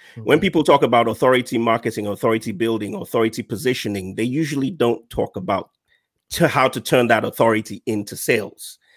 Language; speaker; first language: English; non-native, local second language; Yoruba